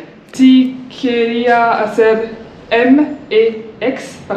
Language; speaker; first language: Spanish; non-native, learner; French